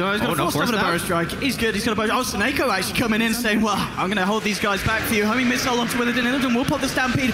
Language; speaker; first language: English; native; English